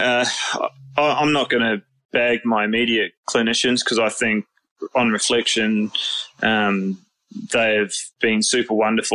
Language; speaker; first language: English; native; English